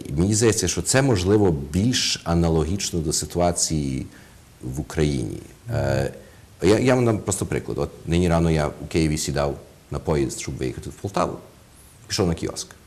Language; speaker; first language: Ukrainian; early bilingual, heritage; Ukrainian